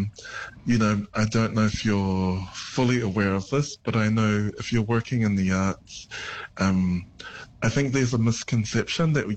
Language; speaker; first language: English; native; English